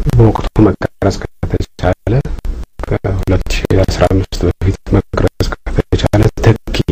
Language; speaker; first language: Amharic; non-native, local second language; Tigrinya